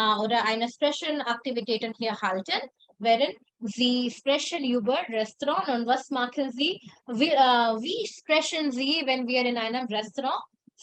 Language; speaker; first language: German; non-native, fluent; Hindi